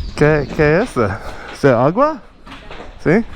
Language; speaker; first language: Spanish; non-native, learner; English